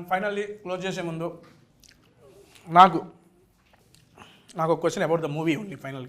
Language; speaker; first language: Telugu; native; Telugu